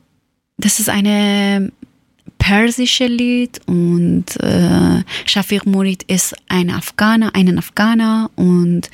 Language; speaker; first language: German; non-native, learner; Persian